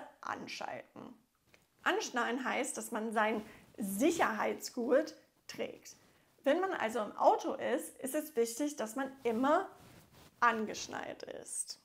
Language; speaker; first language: German; non-native, fluent; English